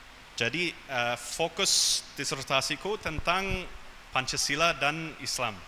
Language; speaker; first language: Indonesian; non-native, fluent; English